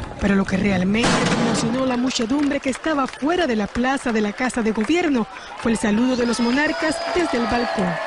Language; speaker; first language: Spanish; native; Spanish